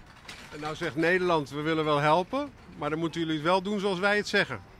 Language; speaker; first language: Dutch; native; Dutch